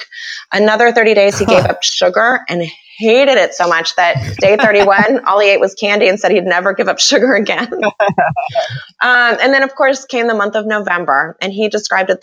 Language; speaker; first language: English; native; English